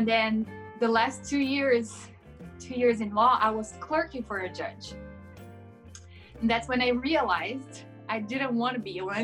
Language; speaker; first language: English; non-native, fluent; Portuguese